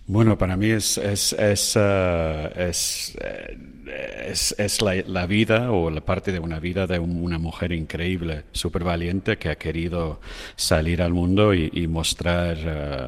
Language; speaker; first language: Spanish; non-native, fluent; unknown